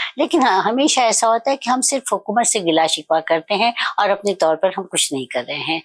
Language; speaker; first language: Urdu; native; Urdu